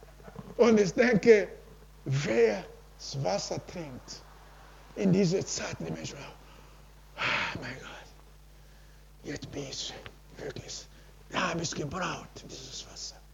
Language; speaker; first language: German; non-native, learner; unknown